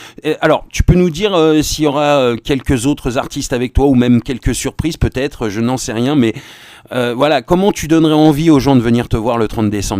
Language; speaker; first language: French; native; French